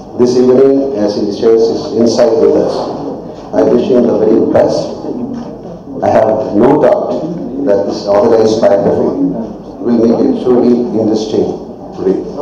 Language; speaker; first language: English; non-native, local second language; Malayalam